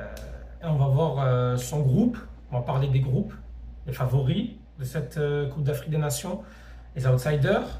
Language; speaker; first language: French; native; French